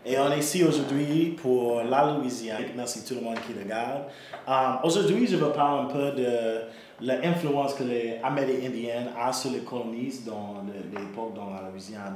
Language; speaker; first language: French; non-native, local second language; English